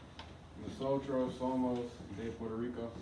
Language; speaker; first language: Spanish; non-native, learner; English